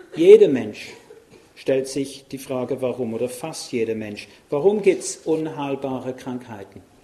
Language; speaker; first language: German; non-native, fluent; English